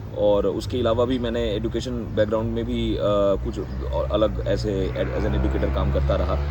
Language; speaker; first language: Hindi; non-native, local second language; Bangla